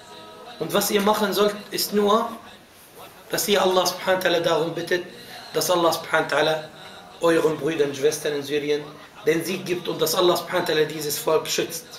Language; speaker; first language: German; non-native, fluent; Arabic